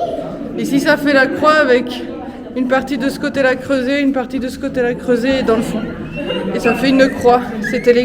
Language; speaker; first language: French; native; French